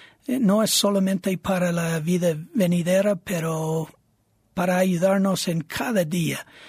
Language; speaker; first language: Spanish; non-native, fluent; English